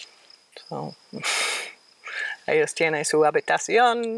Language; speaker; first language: Spanish; non-native, fluent; English